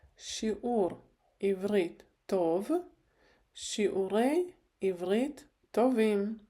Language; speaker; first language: Hebrew; non-native, fluent; Ukrainian